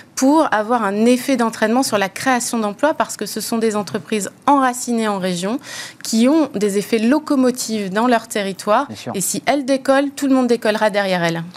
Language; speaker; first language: French; native; French